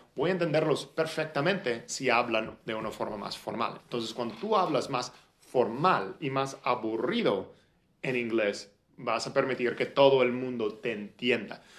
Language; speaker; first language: Spanish; non-native, fluent; English